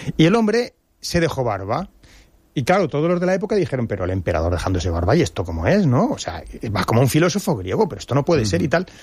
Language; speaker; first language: Spanish; native; Spanish